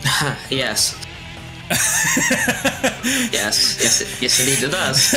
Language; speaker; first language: English; native; English